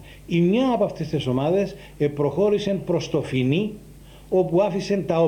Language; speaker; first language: Greek; native; Greek